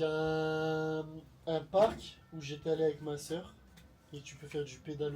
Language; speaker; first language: French; native; French